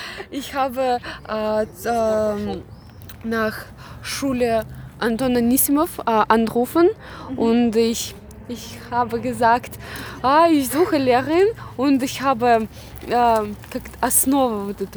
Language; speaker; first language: German; non-native, learner; Russian